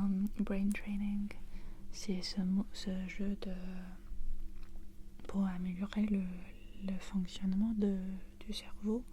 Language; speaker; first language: French; non-native, fluent; English